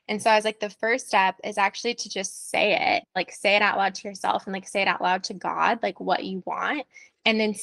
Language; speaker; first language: English; native; English